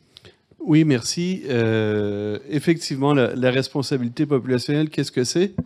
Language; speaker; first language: French; native; French